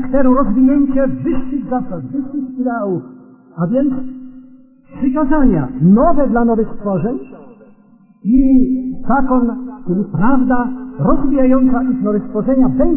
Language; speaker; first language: Polish; native; Polish